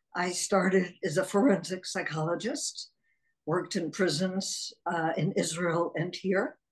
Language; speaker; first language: English; early bilingual, other home language; Hebrew